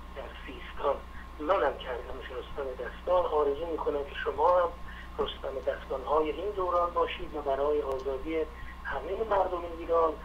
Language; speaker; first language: Persian; native; Persian